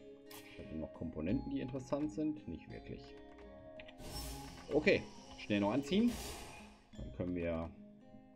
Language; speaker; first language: German; native; German